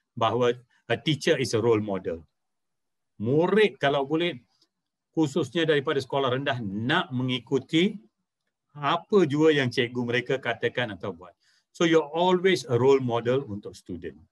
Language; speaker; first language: Malay; non-native, local second language; Punjabi